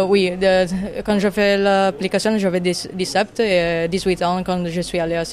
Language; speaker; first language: French; non-native, fluent; Italian